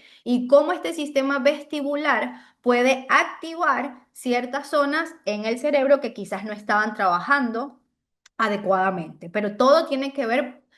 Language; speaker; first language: Spanish; native; Spanish